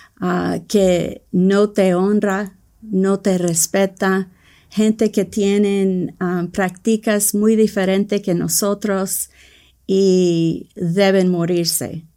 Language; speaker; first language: Spanish; early bilingual, heritage; English